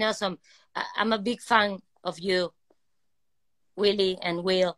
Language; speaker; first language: English; non-native, learner; Spanish